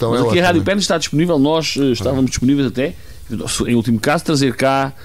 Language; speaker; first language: Portuguese; native; Portuguese